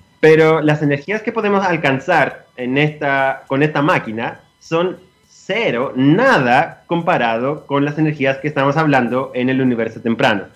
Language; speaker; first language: Spanish; non-native, fluent; Greek